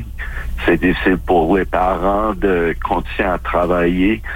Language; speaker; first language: French; non-native, local second language; English